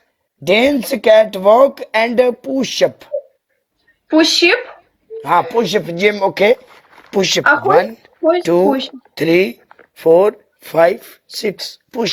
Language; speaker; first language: English; non-native, learner; Punjabi